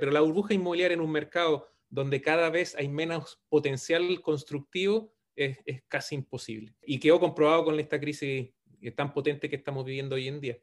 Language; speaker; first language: Spanish; native; Spanish